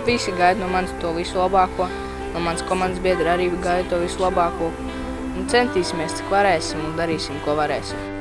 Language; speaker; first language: Latvian; native; Latvian